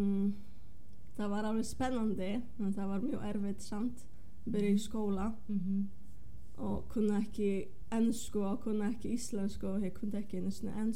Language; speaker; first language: Icelandic; non-native, fluent; Polish